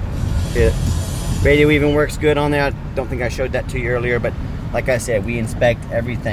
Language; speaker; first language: English; native; English